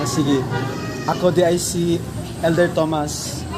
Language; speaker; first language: Cebuano; non-native, learner; English